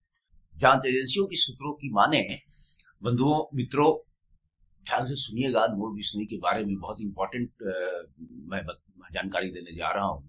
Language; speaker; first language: Hindi; native; Hindi